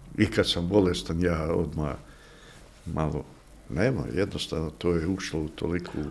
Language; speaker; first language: Bosnian; native; Bosnian